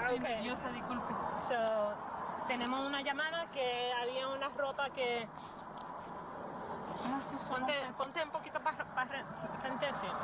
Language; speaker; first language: Spanish; early bilingual, heritage; Spanish